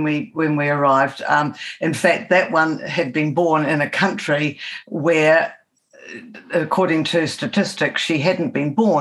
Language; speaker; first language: English; native; English